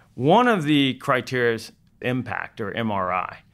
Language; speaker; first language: English; native; English